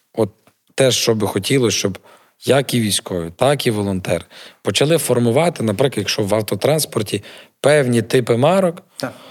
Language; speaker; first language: Ukrainian; native; Ukrainian